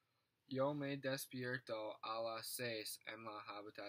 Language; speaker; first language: Spanish; non-native, learner; English